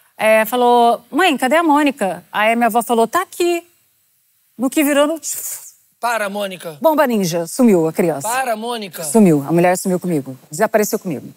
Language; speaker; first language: Portuguese; native; Portuguese